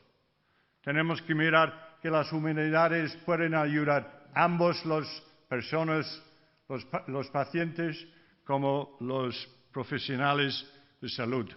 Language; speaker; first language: Spanish; non-native, fluent; English